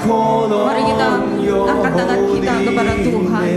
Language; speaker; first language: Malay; non-native, local second language; Chinese